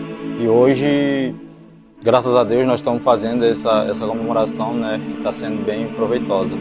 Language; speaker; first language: Portuguese; native; Portuguese